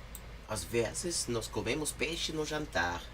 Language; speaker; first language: Portuguese; non-native, learner; English